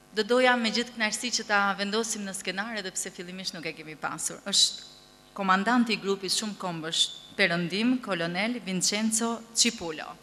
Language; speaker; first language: Albanian; native; Albanian